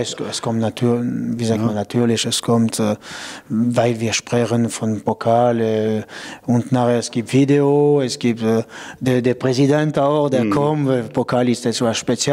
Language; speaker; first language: German; non-native, local second language; French